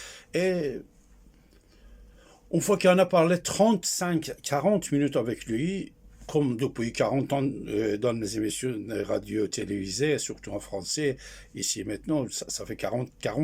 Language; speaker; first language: French; non-native, fluent; Persian